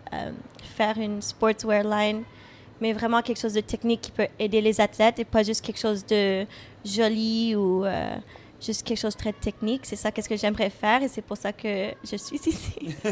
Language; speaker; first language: French; non-native, fluent; English